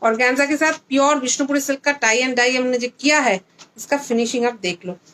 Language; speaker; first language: Hindi; non-native, local second language; Bangla